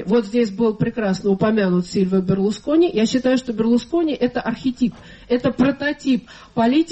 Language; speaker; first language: Russian; native; Russian